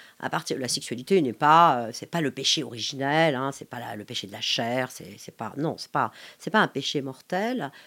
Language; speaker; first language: French; non-native, local second language; Arabic